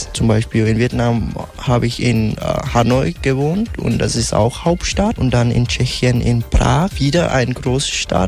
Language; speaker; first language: German; non-native, fluent; Vietnamese